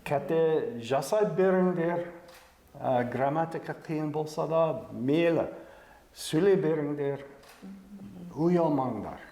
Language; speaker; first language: Kazakh; non-native, fluent; English